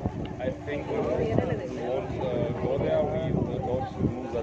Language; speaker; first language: English; non-native, fluent; German